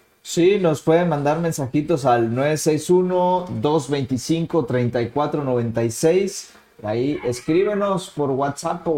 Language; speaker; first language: Spanish; native; Spanish